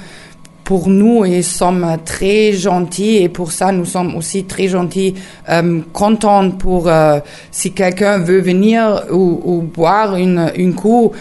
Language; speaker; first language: French; non-native, learner; German